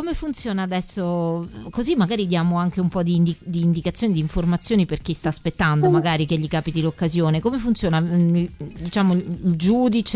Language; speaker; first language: Italian; native; Italian